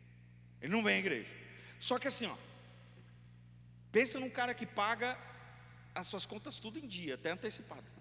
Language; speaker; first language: Portuguese; native; Portuguese